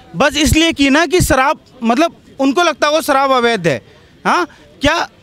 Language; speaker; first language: Hindi; native; Hindi